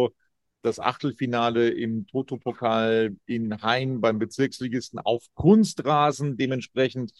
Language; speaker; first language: German; native; German